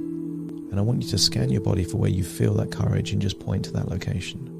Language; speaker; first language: English; native; English